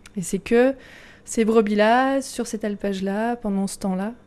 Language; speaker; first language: French; native; French